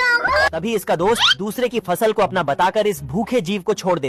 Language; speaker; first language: Hindi; native; Hindi